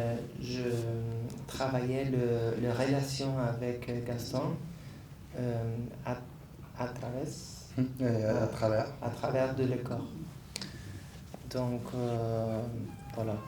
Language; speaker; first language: French; non-native, learner; Spanish